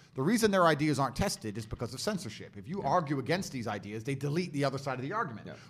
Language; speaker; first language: English; native; English